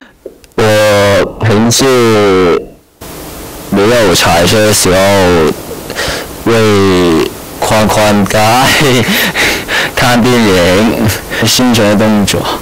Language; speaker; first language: Chinese; non-native, local second language; Cantonese